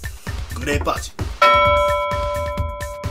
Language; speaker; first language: Japanese; native; Japanese